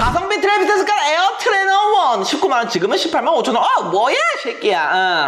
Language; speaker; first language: Korean; native; Korean